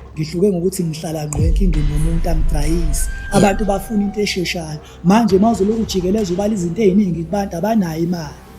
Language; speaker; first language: Zulu; native; Zulu